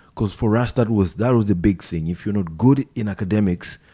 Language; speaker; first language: English; non-native, local second language; Swahili